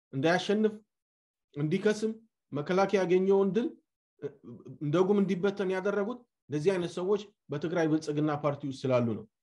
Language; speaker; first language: Amharic; non-native, local second language; Tigrinya